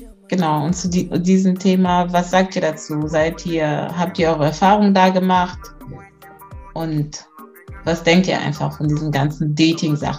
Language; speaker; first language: German; early bilingual, other home language; Lingala